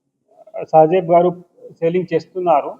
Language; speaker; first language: Telugu; non-native, local second language; Urdu